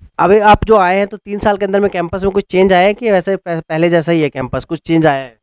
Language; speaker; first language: Hindi; native; Hindi